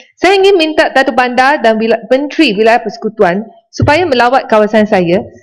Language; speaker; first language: Malay; non-native, local second language; Chinese